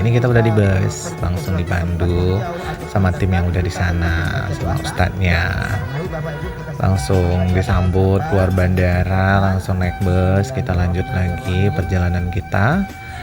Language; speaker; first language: Indonesian; native; Indonesian